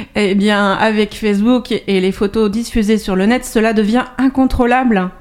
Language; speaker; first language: French; native; French